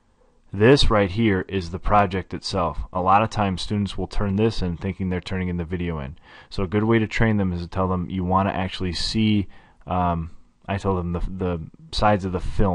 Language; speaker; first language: English; native; English